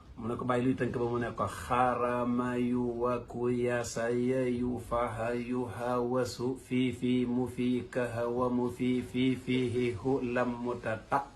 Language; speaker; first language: Wolof; native; Wolof